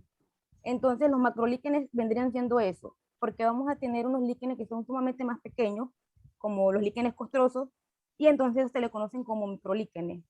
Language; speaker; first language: Spanish; native; Spanish